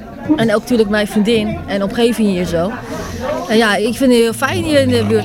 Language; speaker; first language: Dutch; non-native, learner; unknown